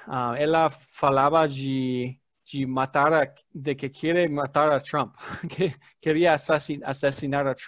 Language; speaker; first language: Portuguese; non-native, learner; English